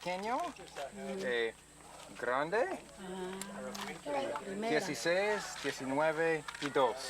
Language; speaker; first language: Spanish; non-native, learner; English